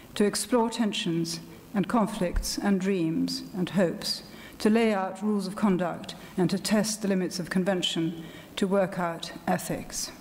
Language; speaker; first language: English; early bilingual, other home language; Italian